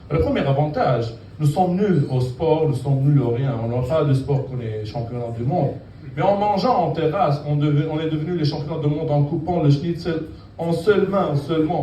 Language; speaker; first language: French; non-native, fluent; Arabic